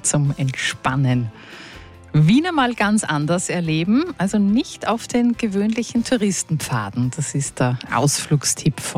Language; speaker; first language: German; native; German